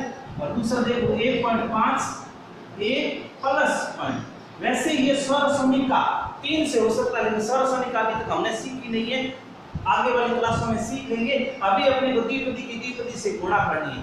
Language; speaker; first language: Hindi; native; Hindi